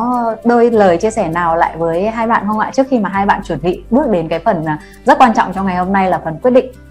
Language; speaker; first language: Vietnamese; native; Vietnamese